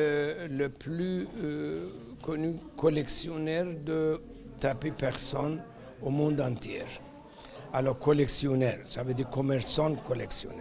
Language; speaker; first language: French; non-native, fluent; Persian